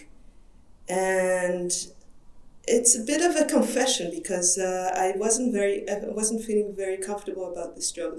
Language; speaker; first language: English; non-native, fluent; Hebrew